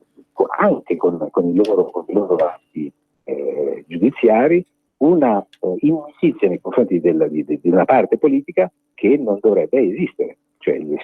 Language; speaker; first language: Italian; native; Italian